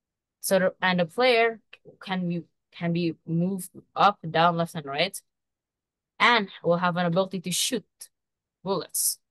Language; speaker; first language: English; non-native, fluent; Indonesian